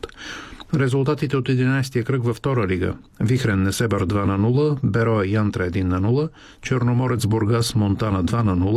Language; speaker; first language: Bulgarian; native; Bulgarian